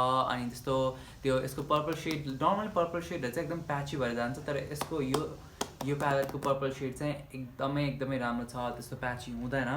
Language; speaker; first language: Nepali; native; Nepali